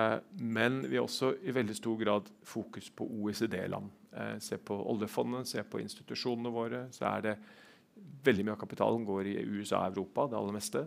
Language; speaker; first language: Norwegian; native; Norwegian